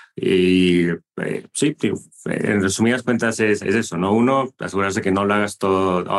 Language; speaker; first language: Spanish; native; Spanish